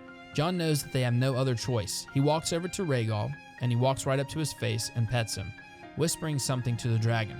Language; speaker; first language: English; native; English